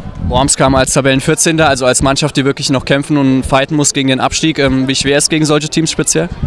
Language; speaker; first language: German; native; German